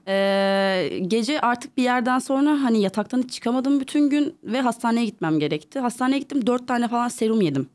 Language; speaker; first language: Turkish; native; Turkish